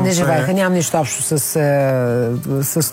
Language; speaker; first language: Bulgarian; native; Bulgarian